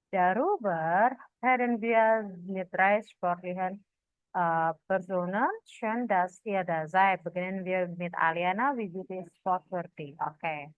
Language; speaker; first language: German; non-native, fluent; Indonesian